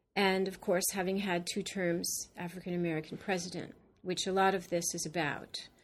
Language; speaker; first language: English; native; English